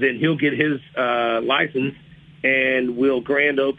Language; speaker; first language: English; native; English